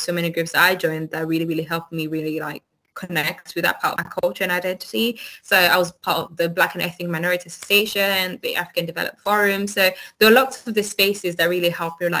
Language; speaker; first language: English; non-native, local second language; Yoruba